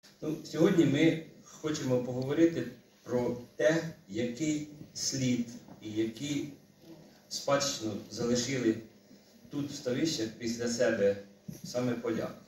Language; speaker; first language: Ukrainian; native; Ukrainian